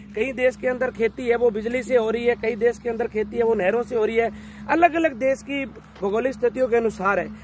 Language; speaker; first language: Hindi; native; Hindi